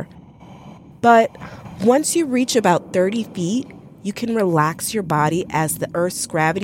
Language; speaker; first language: English; native; English